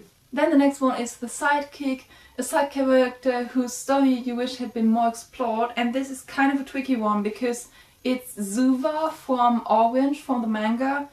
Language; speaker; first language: English; non-native, fluent; German